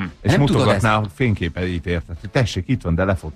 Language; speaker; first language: Hungarian; native; Hungarian